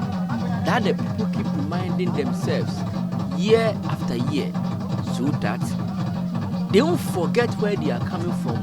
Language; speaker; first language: English; non-native, local second language; Akan